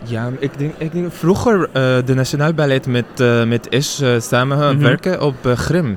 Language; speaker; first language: Dutch; non-native, learner; Arabic